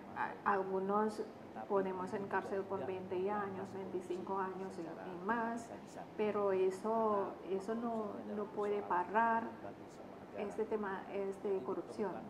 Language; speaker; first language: Spanish; non-native, fluent; Indonesian